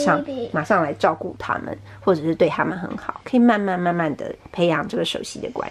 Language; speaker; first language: Chinese; native; Chinese